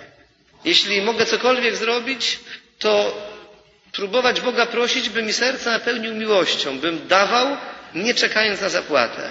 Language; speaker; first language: Polish; native; Polish